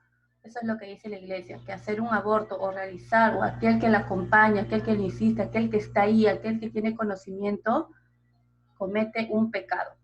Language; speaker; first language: Spanish; native; Spanish